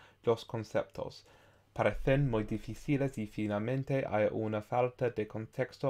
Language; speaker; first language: Spanish; non-native, learner; English